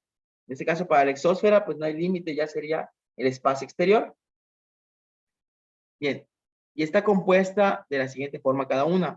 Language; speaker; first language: Spanish; native; Spanish